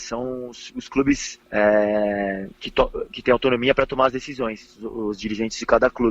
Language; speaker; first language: Portuguese; native; Portuguese